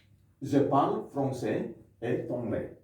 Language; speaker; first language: French; non-native, fluent; Indonesian